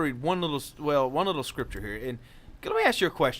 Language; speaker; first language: English; native; English